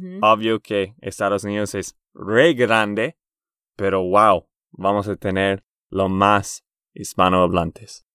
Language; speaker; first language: Spanish; non-native, fluent; English